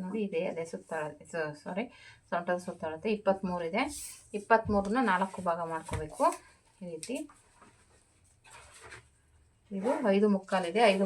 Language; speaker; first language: Kannada; native; Kannada